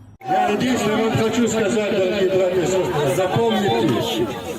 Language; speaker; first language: Russian; native; Russian